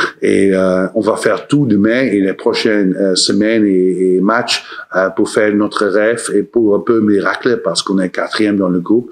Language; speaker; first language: French; non-native, learner; Dutch